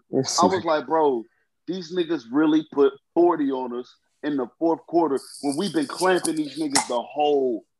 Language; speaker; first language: English; native; English